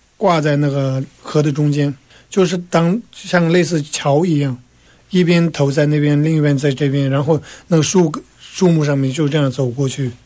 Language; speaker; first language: Chinese; non-native, local second language; Tibetan